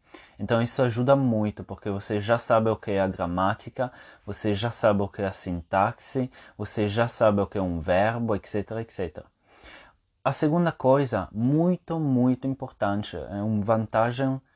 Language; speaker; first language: Portuguese; non-native, fluent; Italian